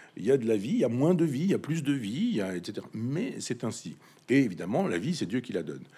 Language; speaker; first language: French; native; French